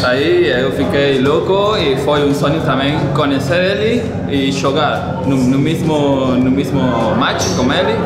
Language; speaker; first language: Portuguese; non-native, fluent; French